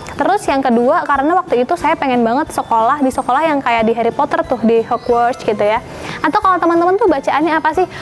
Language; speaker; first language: Indonesian; native; Indonesian